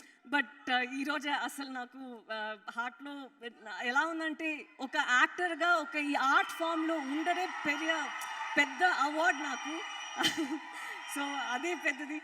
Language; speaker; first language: Telugu; non-native, fluent; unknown